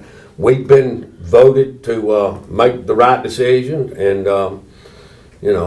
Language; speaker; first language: English; native; English